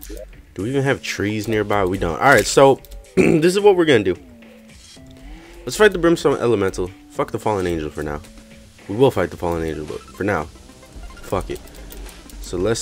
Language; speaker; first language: English; native; English